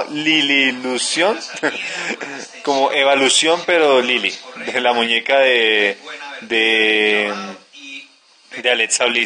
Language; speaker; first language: Spanish; native; Spanish